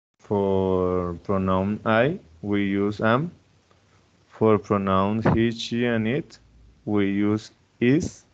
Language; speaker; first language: English; non-native, fluent; Spanish